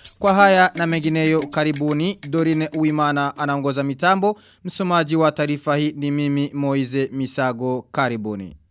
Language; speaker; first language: Swahili; non-native, local second language; Rundi